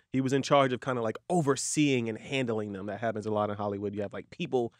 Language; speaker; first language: English; native; English